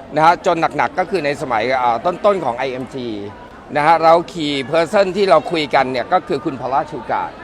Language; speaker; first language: Thai; native; Thai